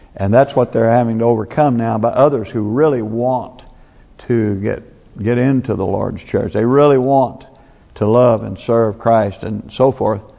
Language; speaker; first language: English; native; English